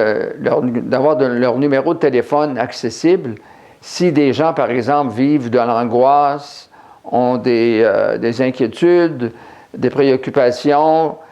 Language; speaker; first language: French; native; French